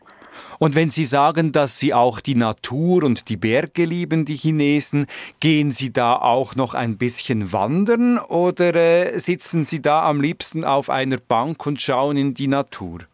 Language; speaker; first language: German; native; German